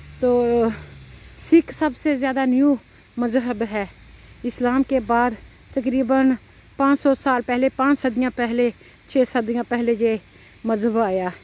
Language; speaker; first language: Urdu; non-native, local second language; Punjabi